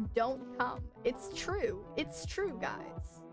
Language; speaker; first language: English; native; English